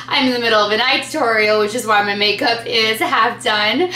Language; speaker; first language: English; native; English